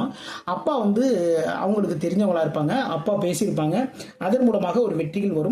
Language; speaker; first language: Tamil; native; Tamil